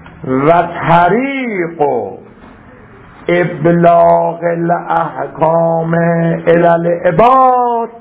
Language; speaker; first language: Persian; native; Persian